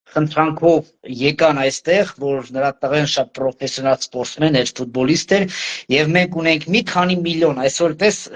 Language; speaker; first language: Armenian; native; Armenian